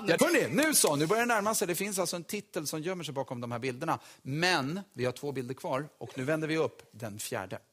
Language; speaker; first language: Swedish; native; Swedish